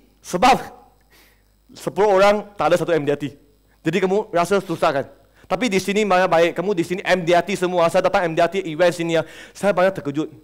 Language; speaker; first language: Malay; non-native, local second language; Chinese